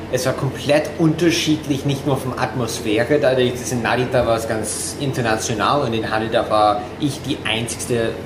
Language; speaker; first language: German; non-native, fluent; English